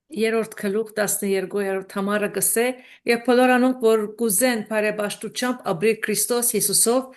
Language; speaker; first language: Armenian; native; Armenian